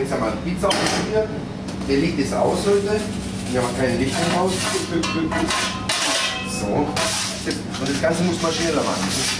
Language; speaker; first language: German; non-native, fluent; Italian